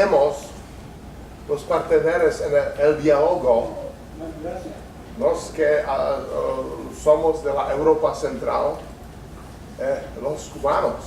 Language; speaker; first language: Spanish; non-native, learner; Czech